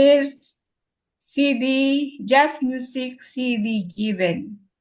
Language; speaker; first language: German; non-native, learner; Filipino